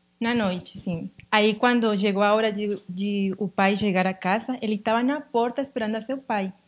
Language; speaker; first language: Portuguese; non-native, learner; Spanish